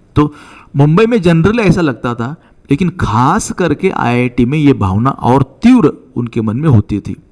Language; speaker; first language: Hindi; non-native, local second language; Marathi